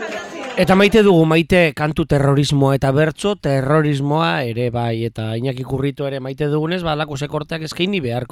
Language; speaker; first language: Basque; native; Basque